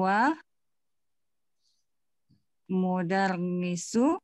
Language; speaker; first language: Arabic; non-native, learner; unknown